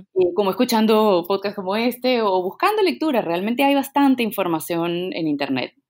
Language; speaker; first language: Spanish; native; Spanish